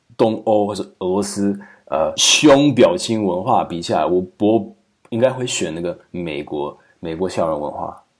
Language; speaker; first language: Chinese; non-native, fluent; Slovak